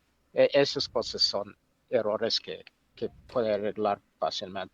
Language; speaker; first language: Spanish; non-native, fluent; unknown